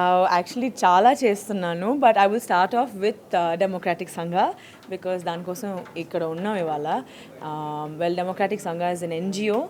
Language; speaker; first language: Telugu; non-native, fluent; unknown